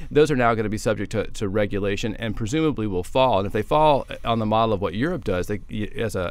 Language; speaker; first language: English; native; English